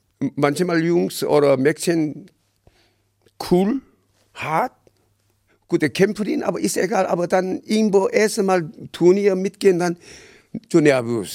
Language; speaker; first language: German; non-native, learner; Korean